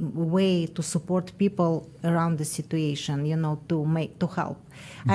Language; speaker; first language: English; non-native, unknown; Russian